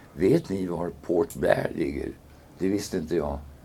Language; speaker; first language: Swedish; native; Swedish